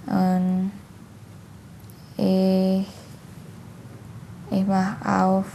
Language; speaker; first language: German; non-native, learner; Indonesian